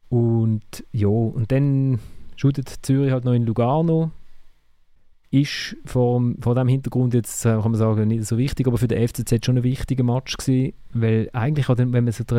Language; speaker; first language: German; native; German